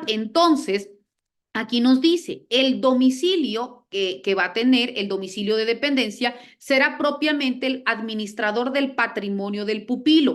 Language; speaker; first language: Spanish; native; Spanish